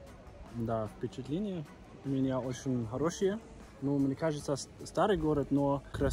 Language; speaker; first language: Russian; non-native, learner; German